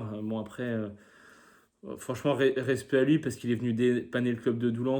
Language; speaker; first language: French; native; French